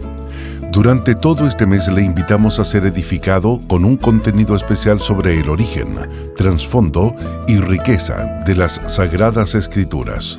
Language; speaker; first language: Spanish; native; Spanish